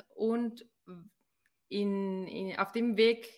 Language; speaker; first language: German; non-native, fluent; Spanish